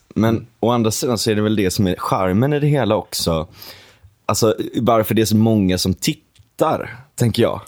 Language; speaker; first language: Swedish; native; Swedish